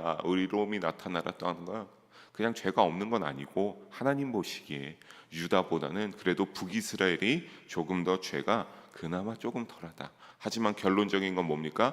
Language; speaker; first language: Korean; native; Korean